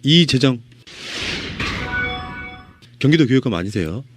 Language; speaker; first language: Korean; native; Korean